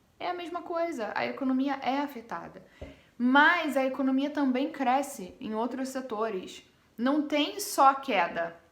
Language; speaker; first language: Portuguese; native; Portuguese